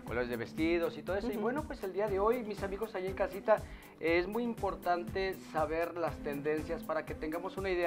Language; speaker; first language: Spanish; native; Spanish